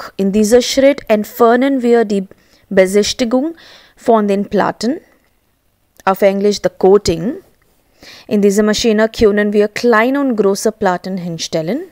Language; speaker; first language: German; non-native, learner; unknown